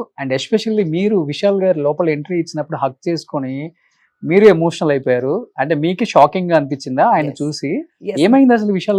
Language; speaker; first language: Telugu; native; Telugu